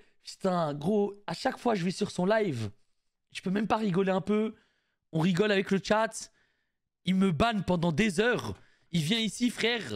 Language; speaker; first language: French; native; French